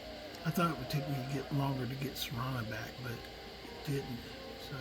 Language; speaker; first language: English; native; English